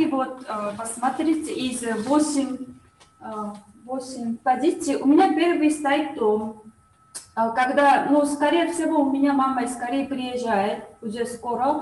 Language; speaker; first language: Russian; non-native, learner; Korean